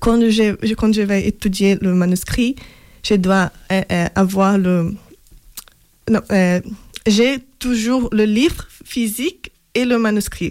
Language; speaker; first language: French; non-native, fluent; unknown